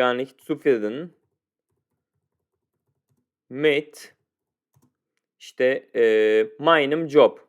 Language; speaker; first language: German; non-native, fluent; Turkish